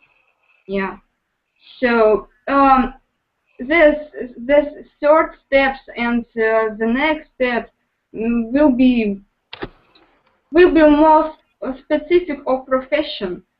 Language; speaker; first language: English; non-native, learner; Russian